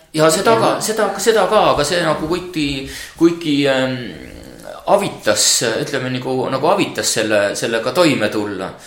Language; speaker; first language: Estonian; native; Estonian